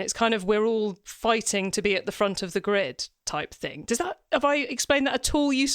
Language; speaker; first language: English; native; English